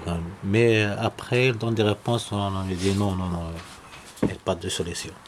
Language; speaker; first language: French; non-native, local second language; Arabic